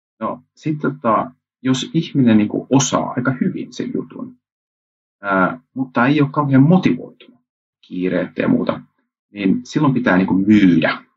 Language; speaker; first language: Finnish; early bilingual, heritage; Finnish